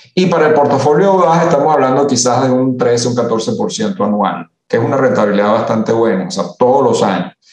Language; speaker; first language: Spanish; early bilingual, other home language; Italian